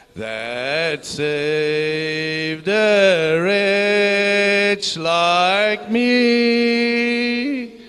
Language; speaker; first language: English; non-native, local second language; Afrikaans